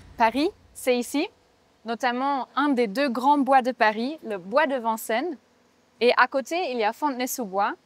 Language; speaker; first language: French; non-native, fluent; German